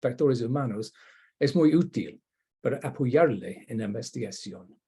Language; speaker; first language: Spanish; non-native, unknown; English